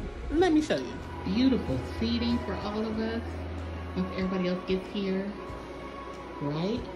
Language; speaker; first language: English; native; English